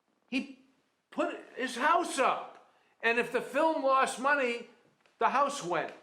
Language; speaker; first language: English; native; English